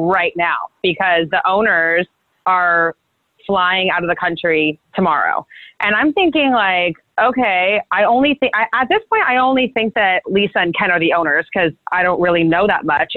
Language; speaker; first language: English; native; English